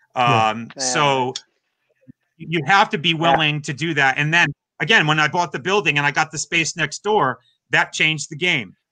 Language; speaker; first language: English; native; English